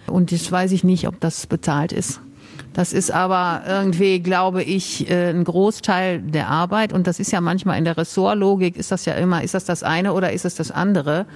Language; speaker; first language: German; native; German